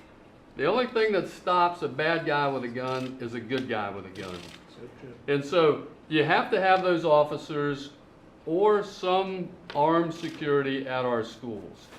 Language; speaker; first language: English; native; English